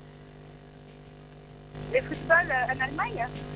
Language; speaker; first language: French; non-native, fluent; Portuguese